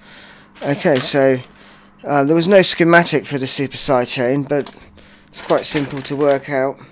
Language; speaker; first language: English; native; English